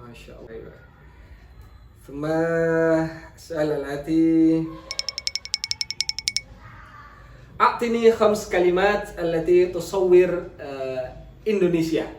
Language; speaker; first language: Arabic; non-native, learner; Indonesian